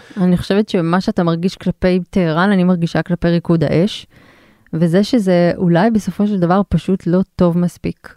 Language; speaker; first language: Hebrew; native; Hebrew